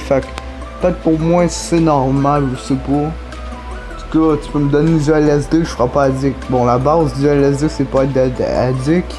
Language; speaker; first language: French; native; French